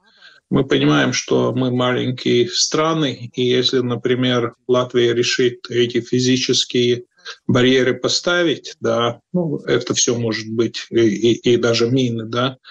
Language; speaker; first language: Russian; non-native, fluent; Latvian